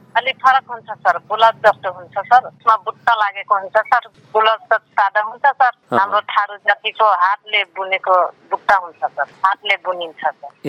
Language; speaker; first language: Nepali; non-native, local second language; Dangaura Tharu